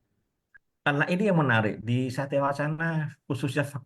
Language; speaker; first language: Indonesian; native; Indonesian